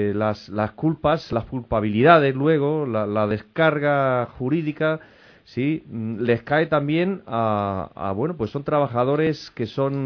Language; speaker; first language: Spanish; native; Spanish